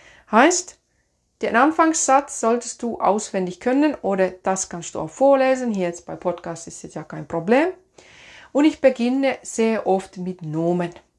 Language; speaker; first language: German; non-native, fluent; Finnish